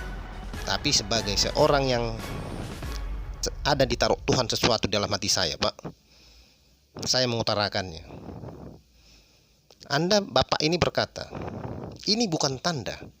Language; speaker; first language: Indonesian; native; Indonesian